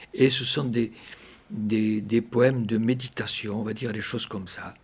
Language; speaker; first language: French; native; French